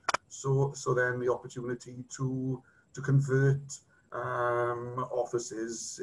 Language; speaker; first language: English; native; English